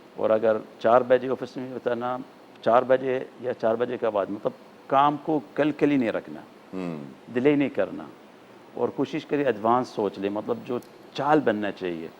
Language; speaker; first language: Urdu; non-native, fluent; Arabic